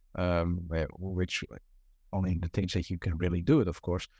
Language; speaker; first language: English; non-native, fluent; Dutch